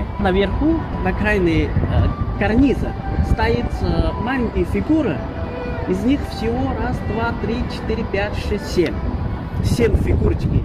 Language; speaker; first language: Russian; non-native, learner; Chinese